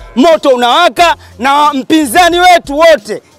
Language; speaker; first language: Swahili; native; Swahili